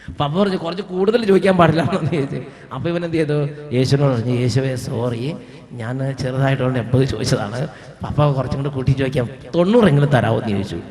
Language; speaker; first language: Malayalam; native; Malayalam